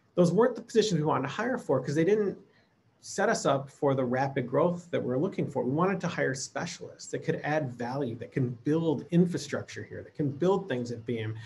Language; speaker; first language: English; native; English